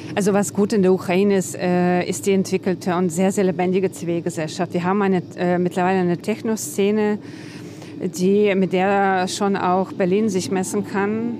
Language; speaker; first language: German; non-native, fluent; Ukrainian